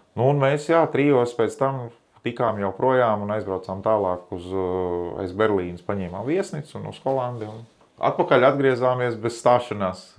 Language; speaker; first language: Latvian; native; Latvian